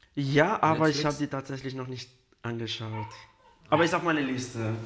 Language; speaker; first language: German; non-native, fluent; Spanish